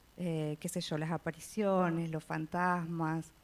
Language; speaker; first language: Spanish; native; Spanish